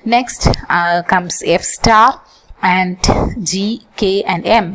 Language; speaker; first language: English; non-native, local second language; Malayalam